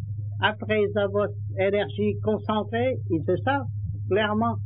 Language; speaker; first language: French; non-native, learner; Vietnamese